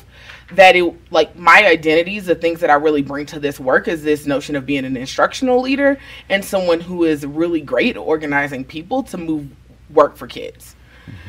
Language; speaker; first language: English; native; English